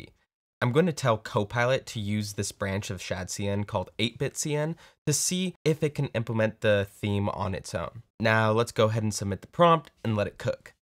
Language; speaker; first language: English; native; English